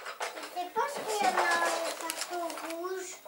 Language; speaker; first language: French; native; French